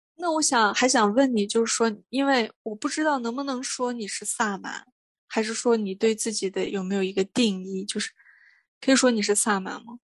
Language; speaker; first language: Chinese; non-native, local second language; Mongolian